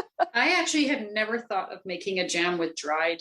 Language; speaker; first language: English; native; English